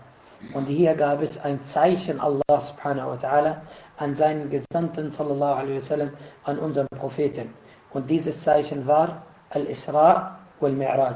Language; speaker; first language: German; non-native, fluent; Arabic